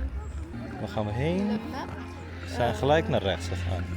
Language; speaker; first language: Dutch; early bilingual, other home language; Filipino